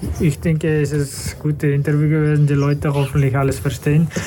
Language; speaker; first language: German; non-native, learner; Kazakh